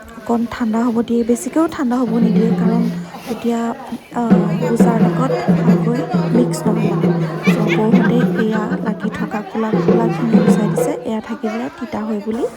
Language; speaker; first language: Assamese; non-native, local second language; Mising